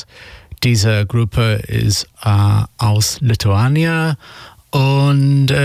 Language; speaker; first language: German; non-native, learner; English